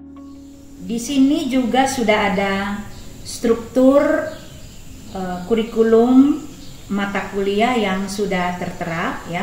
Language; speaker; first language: Indonesian; native; Indonesian